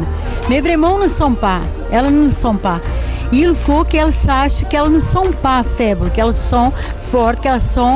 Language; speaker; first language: French; non-native, fluent; Portuguese